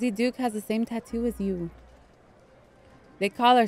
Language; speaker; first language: English; native; English